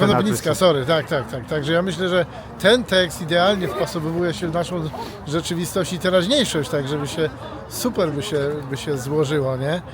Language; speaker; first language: Polish; native; Polish